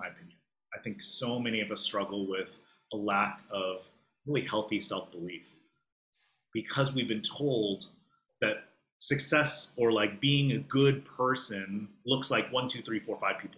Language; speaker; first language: English; native; English